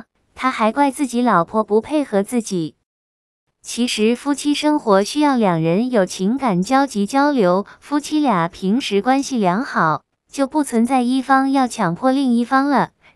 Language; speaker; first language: Chinese; non-native, fluent; Vietnamese